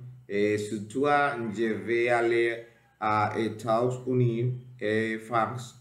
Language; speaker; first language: French; non-native, learner; Spanish